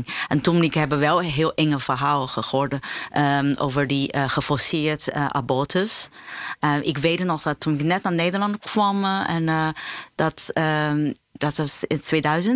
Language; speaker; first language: Dutch; non-native, fluent; Chinese